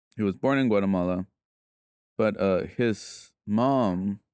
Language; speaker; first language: English; early bilingual, other home language; Spanish